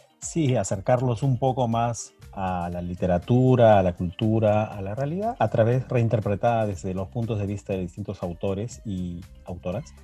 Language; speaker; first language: Spanish; native; Spanish